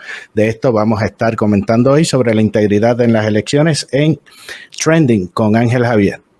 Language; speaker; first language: Spanish; native; Spanish